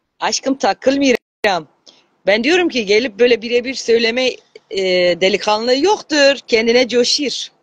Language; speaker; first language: Turkish; native; Turkish